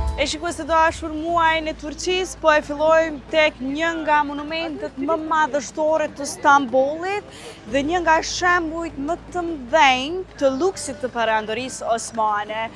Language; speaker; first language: Albanian; native; Albanian